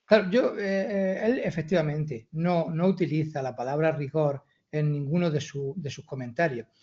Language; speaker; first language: Spanish; native; Spanish